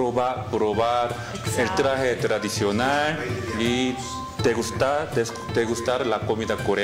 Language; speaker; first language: Spanish; non-native, learner; Korean